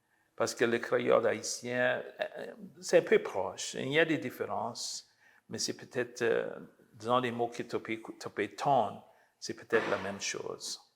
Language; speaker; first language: French; early bilingual, heritage; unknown